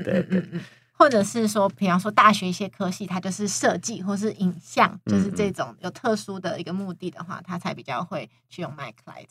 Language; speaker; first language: Chinese; native; Chinese